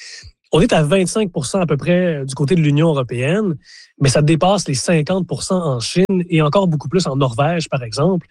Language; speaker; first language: French; native; French